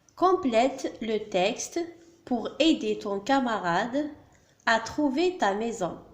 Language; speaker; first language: French; non-native, local second language; Arabic